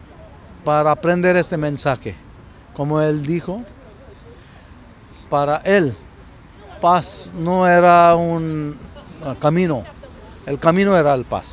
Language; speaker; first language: Spanish; non-native, fluent; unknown